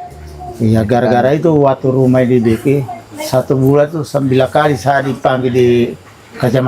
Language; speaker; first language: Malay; non-native, local second language; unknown